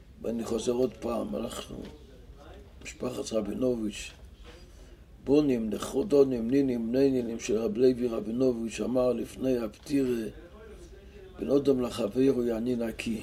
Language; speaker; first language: Hebrew; non-native, local second language; Yiddish